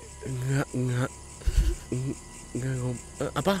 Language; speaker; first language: Indonesian; non-native, learner; Japanese